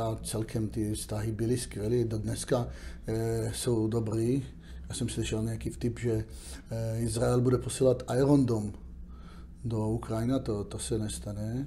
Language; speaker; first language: Czech; non-native, fluent; Hebrew